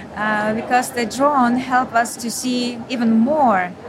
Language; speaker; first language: English; non-native, learner; Ukrainian